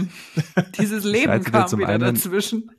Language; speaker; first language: German; native; German